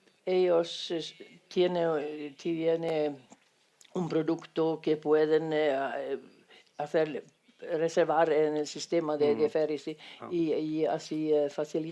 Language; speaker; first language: Spanish; non-native, fluent; Swedish